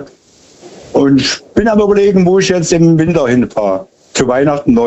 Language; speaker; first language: German; native; German